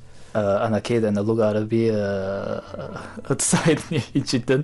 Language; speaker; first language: Arabic; non-native, learner; Japanese